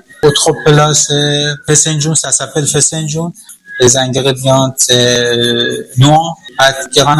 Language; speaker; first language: French; non-native, learner; Persian